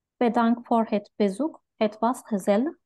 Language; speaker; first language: Dutch; non-native, learner; Turkish